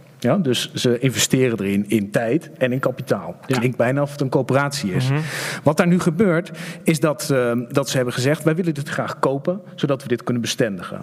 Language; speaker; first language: Dutch; native; Dutch